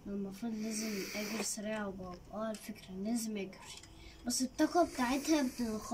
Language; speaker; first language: Arabic; native; Arabic